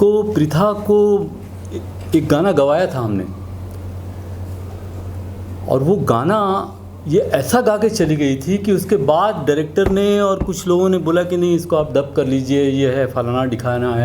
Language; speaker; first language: Hindi; native; Hindi